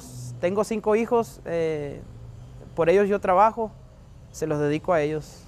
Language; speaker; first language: Spanish; native; Spanish